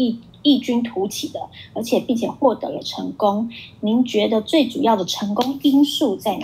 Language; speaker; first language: Chinese; native; Chinese